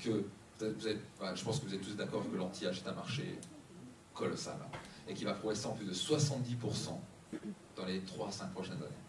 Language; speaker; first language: French; native; French